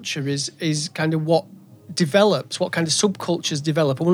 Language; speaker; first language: English; native; English